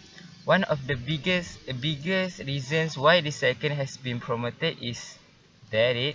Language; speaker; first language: English; non-native, learner; Malay